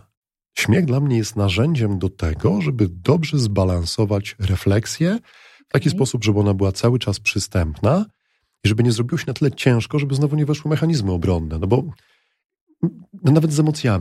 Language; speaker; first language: Polish; native; Polish